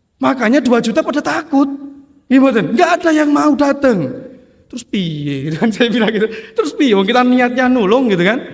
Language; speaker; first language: Indonesian; non-native, local second language; Javanese